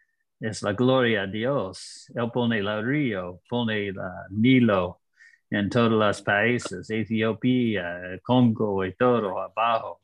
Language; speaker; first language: Spanish; non-native, learner; English